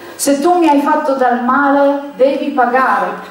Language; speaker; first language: Italian; non-native, fluent; Polish